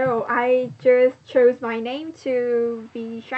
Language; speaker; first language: English; non-native, learner; Korean